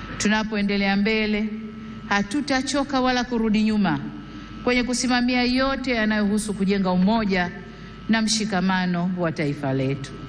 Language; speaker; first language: Swahili; native; Swahili